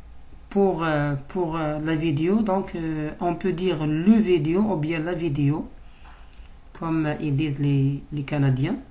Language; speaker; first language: French; non-native, local second language; Arabic